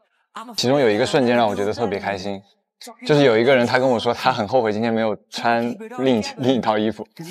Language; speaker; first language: Chinese; native; Chinese